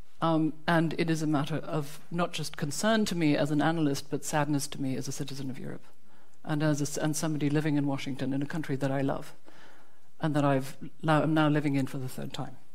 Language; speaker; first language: English; non-native, fluent; German